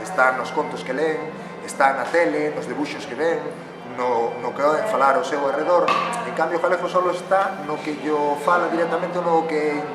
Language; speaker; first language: Galician; native; Galician